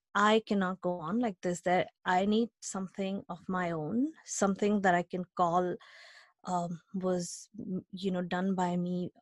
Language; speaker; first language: English; non-native, local second language; Hindi